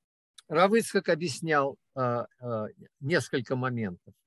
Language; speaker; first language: Russian; native; Russian